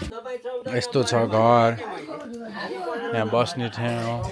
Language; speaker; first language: Nepali; non-native, learner; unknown